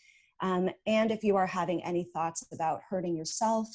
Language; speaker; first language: English; native; English